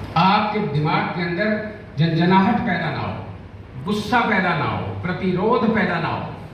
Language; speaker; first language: Hindi; native; Hindi